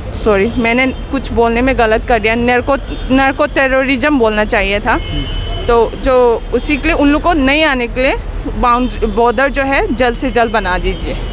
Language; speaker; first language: Hindi; non-native, local second language; Manipuri